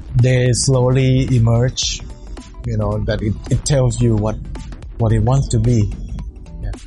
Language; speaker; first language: English; non-native, fluent; Thai